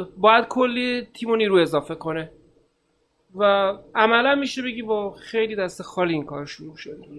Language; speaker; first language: Persian; native; Persian